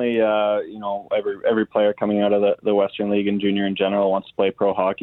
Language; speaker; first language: English; native; English